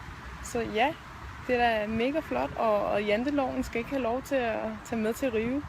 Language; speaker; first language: Danish; native; Danish